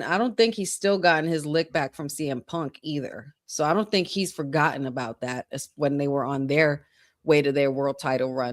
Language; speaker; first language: English; native; English